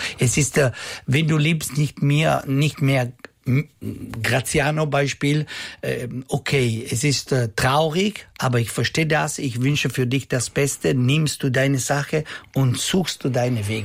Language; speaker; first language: German; non-native, learner; Italian